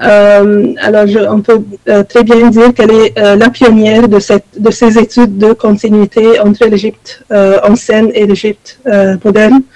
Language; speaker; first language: French; non-native, fluent; Arabic